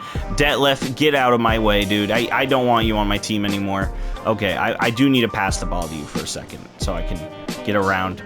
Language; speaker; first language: English; native; English